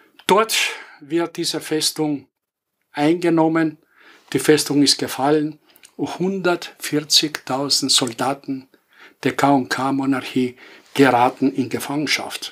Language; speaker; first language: German; non-native, fluent; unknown